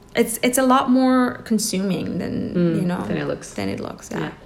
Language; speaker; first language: English; early bilingual, other home language; Persian